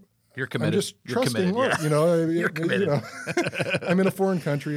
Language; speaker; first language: English; native; English